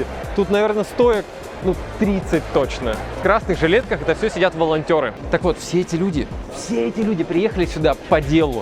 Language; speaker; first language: Russian; native; Russian